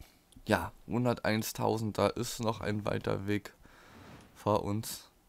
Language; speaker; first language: German; native; German